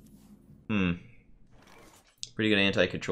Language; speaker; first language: English; native; English